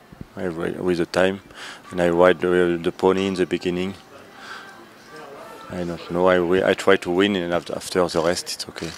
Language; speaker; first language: English; non-native, learner; French